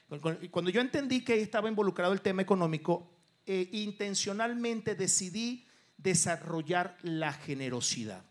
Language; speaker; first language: Spanish; early bilingual, other home language; Portuguese